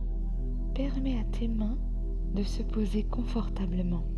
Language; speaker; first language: French; native; French